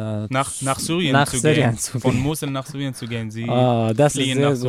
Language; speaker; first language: German; non-native, fluent; Arabic